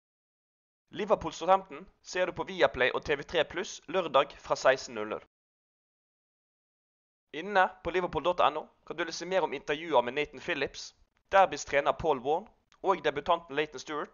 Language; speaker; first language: Norwegian; native; Norwegian